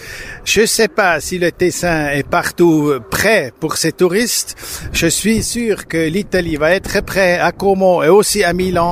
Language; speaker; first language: French; non-native, local second language; German